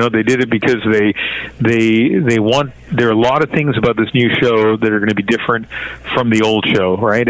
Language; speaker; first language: English; native; English